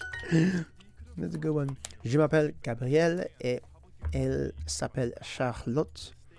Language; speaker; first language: French; non-native, learner; English